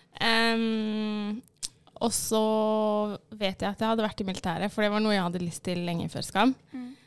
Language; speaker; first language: Norwegian; early bilingual, other home language; Arabic